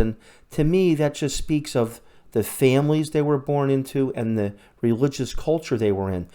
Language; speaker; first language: English; native; English